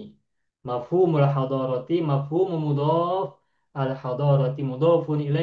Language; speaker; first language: Arabic; non-native, fluent; Indonesian